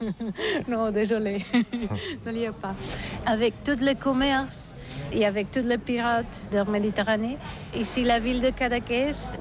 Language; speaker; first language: French; non-native, learner; Catalan